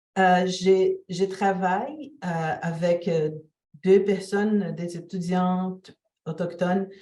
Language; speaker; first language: French; non-native, fluent; Portuguese